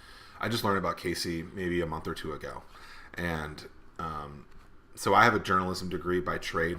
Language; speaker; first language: English; native; English